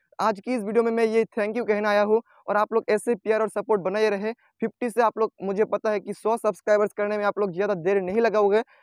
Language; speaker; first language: Hindi; non-native, local second language; Assamese